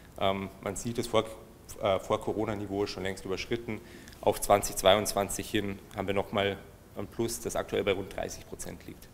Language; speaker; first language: German; native; German